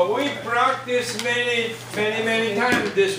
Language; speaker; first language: English; non-native, learner; Japanese